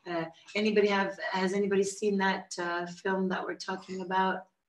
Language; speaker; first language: English; native; English